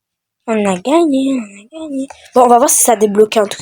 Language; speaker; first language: French; native; French